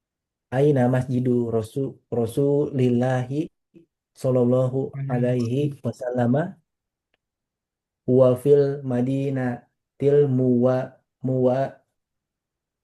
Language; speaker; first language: Arabic; non-native, learner; Indonesian